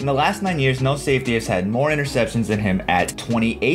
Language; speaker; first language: English; native; English